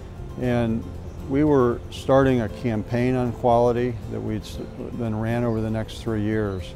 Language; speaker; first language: English; native; English